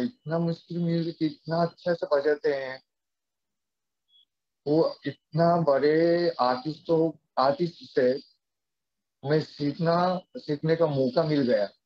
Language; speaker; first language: Hindi; non-native, fluent; Japanese